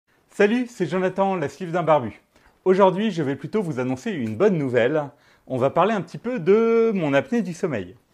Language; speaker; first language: French; native; French